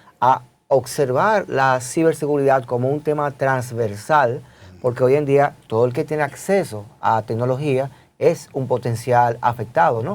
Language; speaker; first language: Spanish; native; Spanish